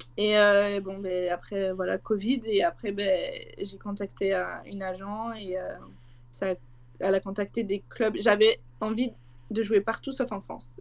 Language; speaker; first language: French; native; French